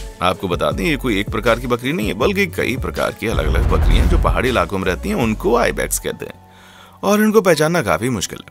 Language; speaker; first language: Hindi; native; Hindi